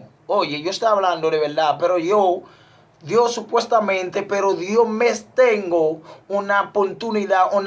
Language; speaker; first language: Spanish; non-native, learner; Haitian Creole